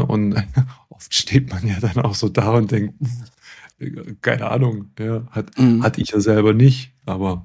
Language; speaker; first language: German; native; German